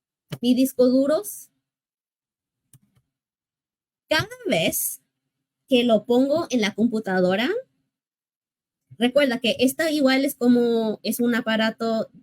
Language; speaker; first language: Spanish; early bilingual, heritage; English